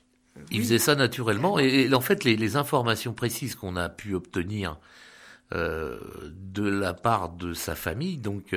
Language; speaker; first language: French; native; French